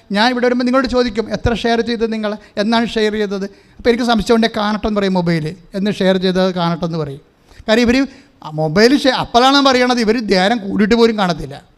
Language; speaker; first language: Malayalam; native; Malayalam